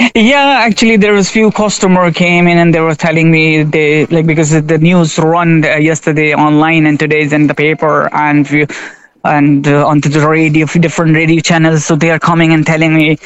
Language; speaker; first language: English; non-native, local second language; Urdu